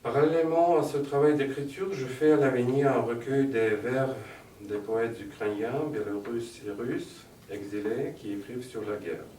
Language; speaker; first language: French; non-native, fluent; Russian